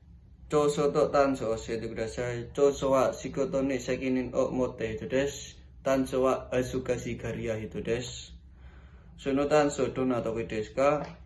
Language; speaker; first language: Japanese; non-native, learner; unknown